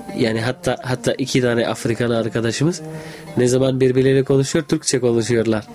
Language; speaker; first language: Turkish; non-native, fluent; Arabic